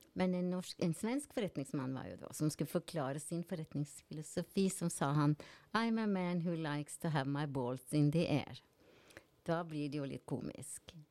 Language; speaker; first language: Norwegian; native; Norwegian